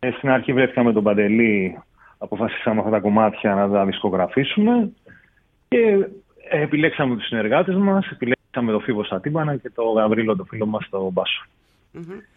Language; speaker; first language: Greek; early bilingual, heritage; English